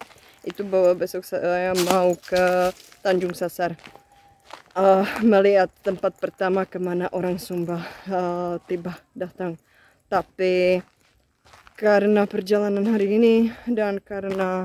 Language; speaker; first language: Indonesian; non-native, fluent; Czech